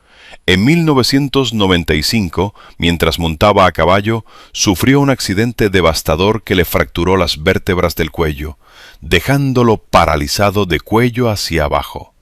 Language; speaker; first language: Spanish; native; Spanish